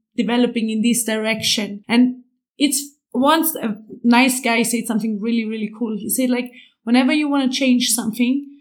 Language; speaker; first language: English; non-native, fluent; German